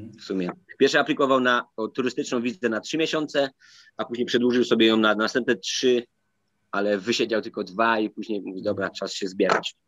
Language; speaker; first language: Polish; native; Polish